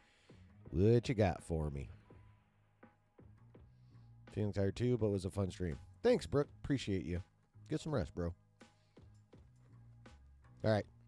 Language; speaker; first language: English; native; English